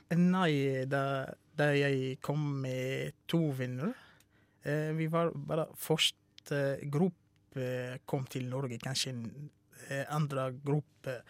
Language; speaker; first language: Norwegian; non-native, learner; Arabic